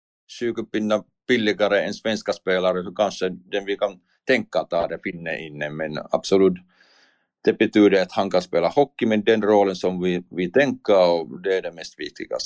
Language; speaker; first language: Swedish; non-native, learner; Finnish